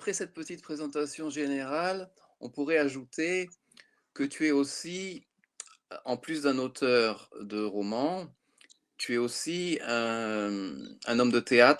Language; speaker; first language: French; native; French